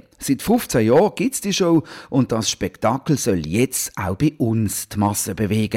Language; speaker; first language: German; native; German